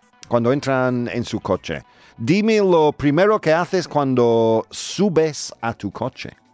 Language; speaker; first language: Spanish; non-native, learner; English